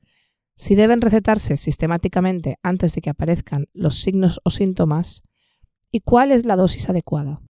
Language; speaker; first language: Spanish; native; Spanish